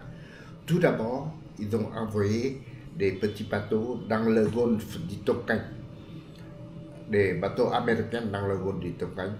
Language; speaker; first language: French; non-native, fluent; Vietnamese